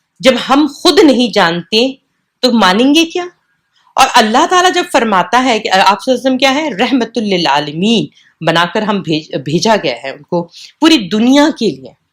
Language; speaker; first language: Urdu; native; Urdu